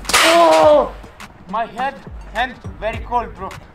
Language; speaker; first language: English; non-native, learner; Italian